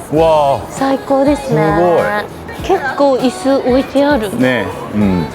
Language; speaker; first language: Japanese; native; Japanese